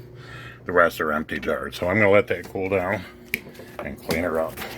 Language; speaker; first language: English; native; English